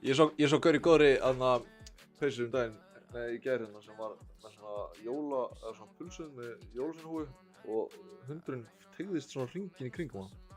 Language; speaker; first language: Icelandic; native; Icelandic